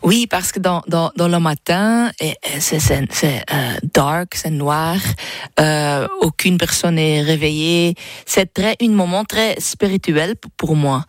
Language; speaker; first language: French; non-native, local second language; Dutch